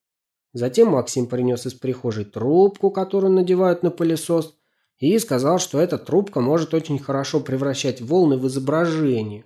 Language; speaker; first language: Russian; native; Russian